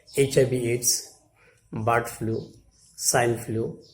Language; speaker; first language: English; non-native, local second language; Assamese